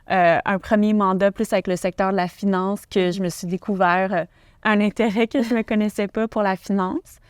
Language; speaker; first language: French; native; French